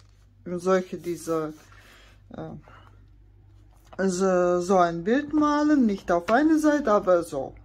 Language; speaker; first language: German; non-native, fluent; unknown